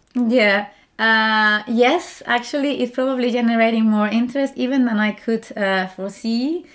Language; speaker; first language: English; non-native, fluent; Spanish